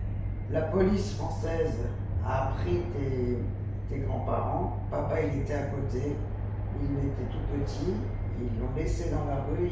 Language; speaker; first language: French; native; French